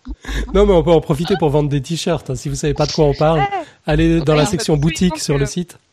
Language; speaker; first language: French; native; French